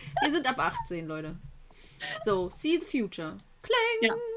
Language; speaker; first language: German; native; German